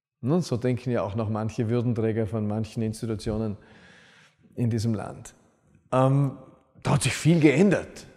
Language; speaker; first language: German; native; German